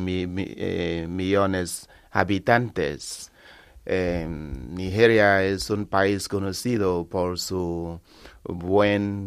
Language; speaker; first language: Spanish; non-native, learner; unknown